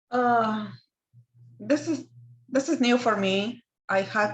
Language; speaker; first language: English; non-native, learner; Spanish